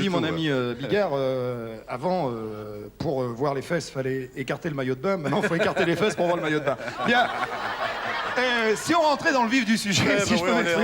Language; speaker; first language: French; native; French